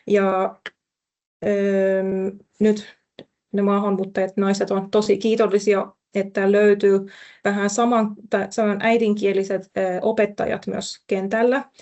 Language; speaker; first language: Finnish; non-native, fluent; Persian